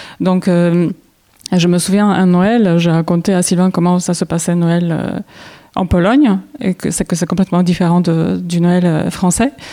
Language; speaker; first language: French; non-native, fluent; Polish